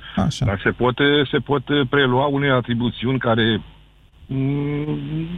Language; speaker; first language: Romanian; native; Romanian